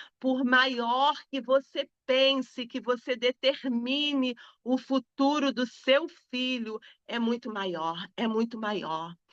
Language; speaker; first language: Portuguese; native; Portuguese